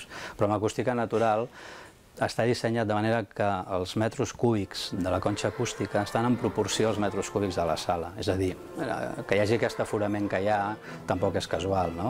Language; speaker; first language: Catalan; native; Catalan